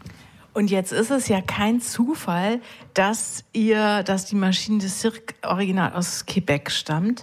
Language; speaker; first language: German; native; German